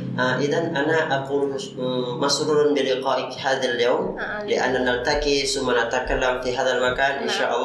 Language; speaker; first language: Arabic; non-native, learner; Indonesian